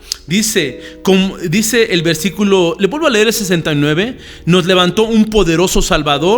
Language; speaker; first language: Spanish; native; Spanish